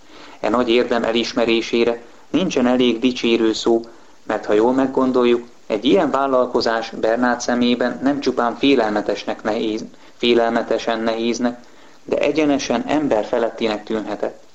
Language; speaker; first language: Hungarian; native; Hungarian